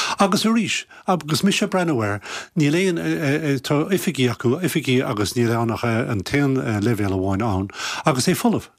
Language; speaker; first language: Irish; native; Irish